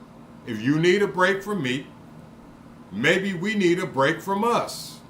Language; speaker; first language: English; native; English